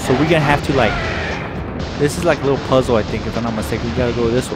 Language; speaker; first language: English; native; English